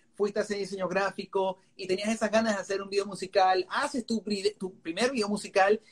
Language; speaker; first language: Spanish; native; Spanish